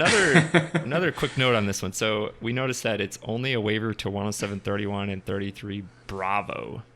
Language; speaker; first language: English; native; English